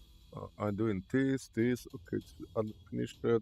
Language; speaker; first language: English; non-native, learner; Slovak